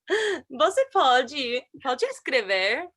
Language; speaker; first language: Portuguese; non-native, learner; English